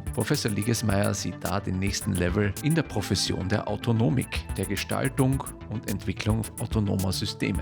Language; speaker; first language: German; native; German